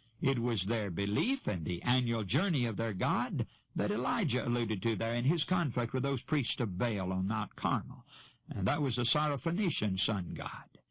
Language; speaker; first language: English; native; English